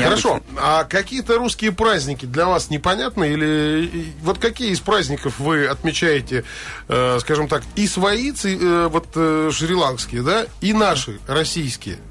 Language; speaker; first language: Russian; native; Russian